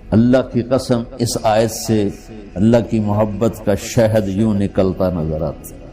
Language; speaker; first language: Urdu; non-native, local second language; Punjabi